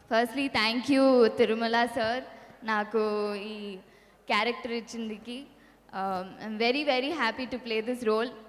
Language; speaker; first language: Telugu; non-native, local second language; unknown